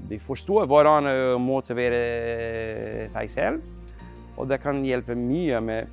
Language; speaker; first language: Norwegian; non-native, fluent; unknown